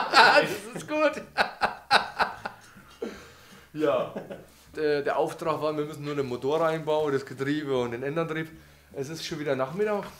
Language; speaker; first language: German; native; German